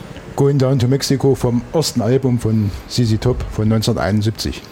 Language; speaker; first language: German; native; German